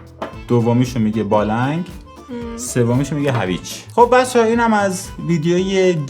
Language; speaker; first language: Persian; native; Persian